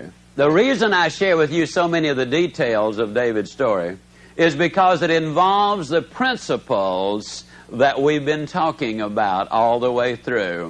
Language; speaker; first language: English; native; English